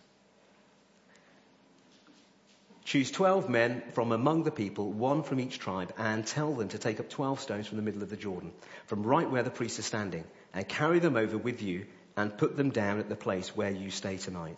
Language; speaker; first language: English; native; English